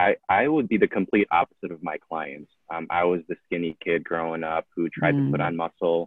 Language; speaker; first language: English; native; English